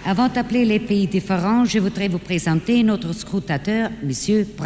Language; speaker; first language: French; non-native, fluent; German